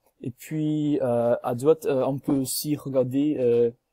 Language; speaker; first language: French; non-native, learner; English